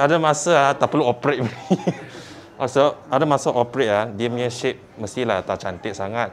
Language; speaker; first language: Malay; non-native, local second language; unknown